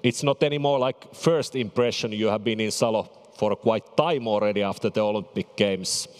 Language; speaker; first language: English; non-native, fluent; Finnish